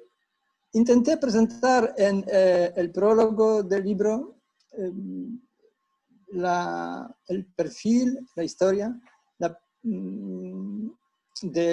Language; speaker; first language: Spanish; non-native, fluent; Polish